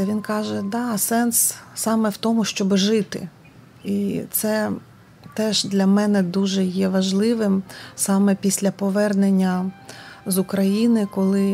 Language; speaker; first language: Ukrainian; non-native, local second language; Russian